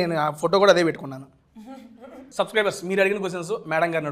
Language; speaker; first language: Telugu; native; Telugu